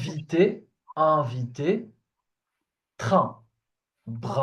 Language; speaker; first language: French; non-native, fluent; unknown